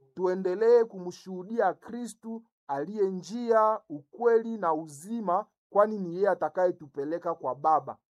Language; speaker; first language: Swahili; native; Swahili